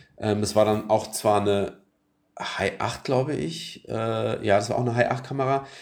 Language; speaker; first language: German; early bilingual, other home language; Turkish